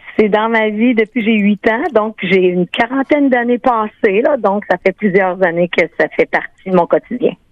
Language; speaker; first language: French; native; French